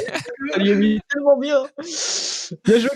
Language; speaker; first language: French; native; French